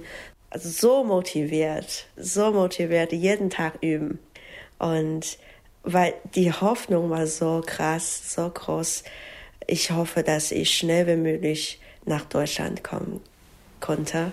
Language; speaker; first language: German; non-native, learner; Chinese